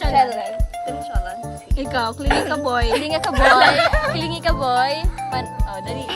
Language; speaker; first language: Filipino; native; Filipino